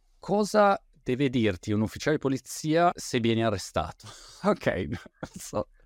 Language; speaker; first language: Italian; native; Italian